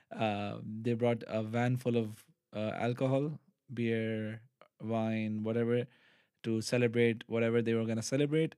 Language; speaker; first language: English; non-native, local second language; Urdu